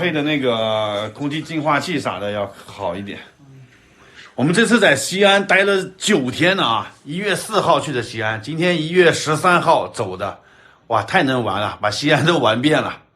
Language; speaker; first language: Chinese; native; Chinese